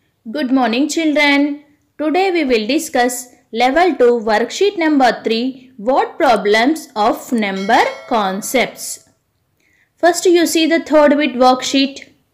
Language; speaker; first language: English; non-native, local second language; Telugu